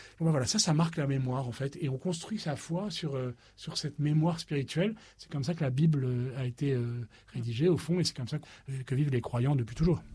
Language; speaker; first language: French; native; French